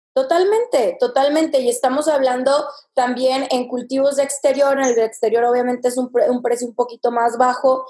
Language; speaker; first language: Spanish; native; Spanish